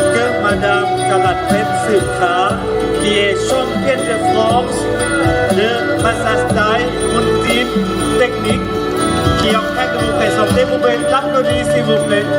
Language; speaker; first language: French; non-native, fluent; Thai